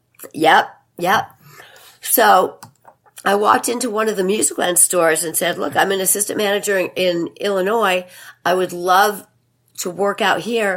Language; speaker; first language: English; native; English